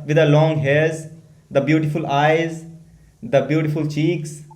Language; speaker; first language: English; non-native, learner; Hindi